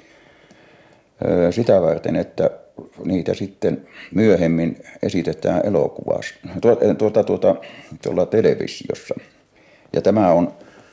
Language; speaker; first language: Finnish; native; Finnish